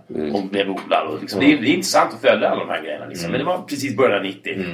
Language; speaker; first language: Swedish; early bilingual, other home language; English